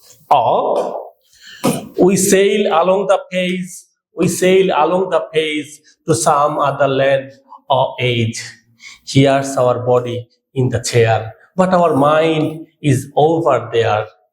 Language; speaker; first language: English; non-native, local second language; Bangla